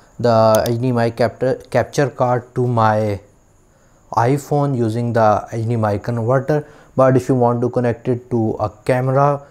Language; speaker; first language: English; non-native, local second language; Urdu